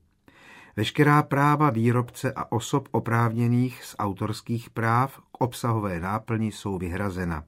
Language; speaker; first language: Czech; native; Czech